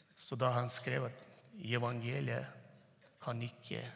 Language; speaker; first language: Norwegian; non-native, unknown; Turkmen